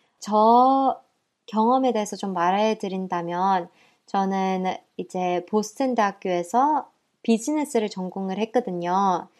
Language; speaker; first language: Korean; early bilingual, heritage; Korean